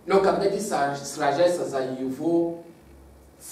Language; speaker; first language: Russian; non-native, learner; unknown